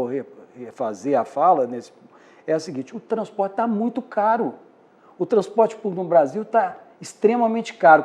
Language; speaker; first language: Portuguese; native; Portuguese